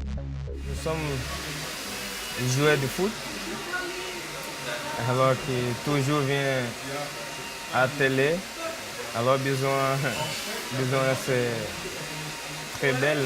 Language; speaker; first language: French; non-native, learner; Portuguese